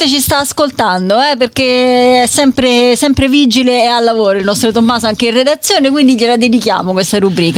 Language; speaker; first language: Italian; native; Italian